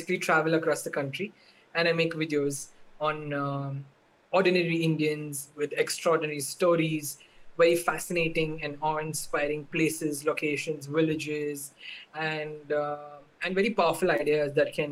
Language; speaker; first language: English; non-native, local second language; Tamil